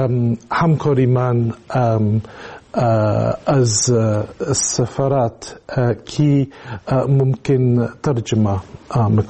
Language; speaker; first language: Tajik; non-native, learner; English